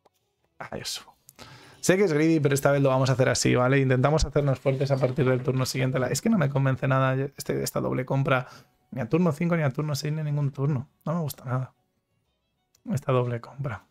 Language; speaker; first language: Spanish; native; Spanish